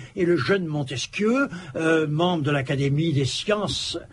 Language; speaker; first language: French; native; French